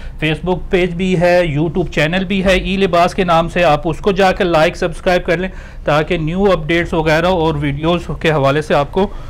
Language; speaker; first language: Urdu; native; Urdu